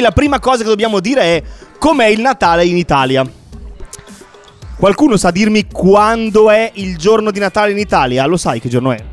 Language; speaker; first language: Italian; native; Italian